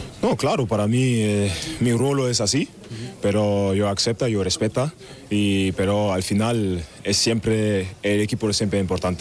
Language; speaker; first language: Spanish; non-native, learner; German